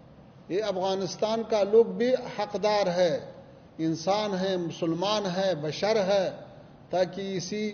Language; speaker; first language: Hindi; non-native, learner; Pashto